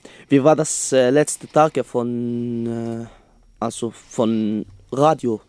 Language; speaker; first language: German; non-native, learner; Arabic